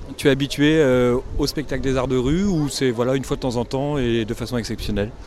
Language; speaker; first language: French; native; French